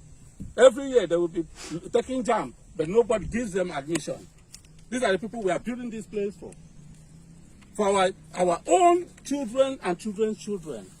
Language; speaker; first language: English; non-native, local second language; Igbo